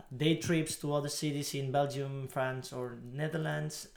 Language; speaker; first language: English; non-native, fluent; Spanish